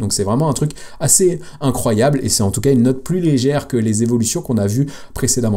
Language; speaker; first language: French; native; French